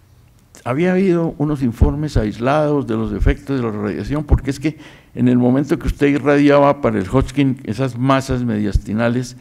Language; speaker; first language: Spanish; native; Spanish